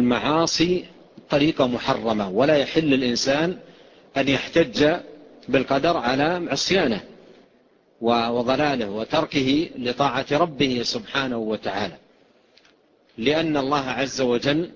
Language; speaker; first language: Arabic; native; Arabic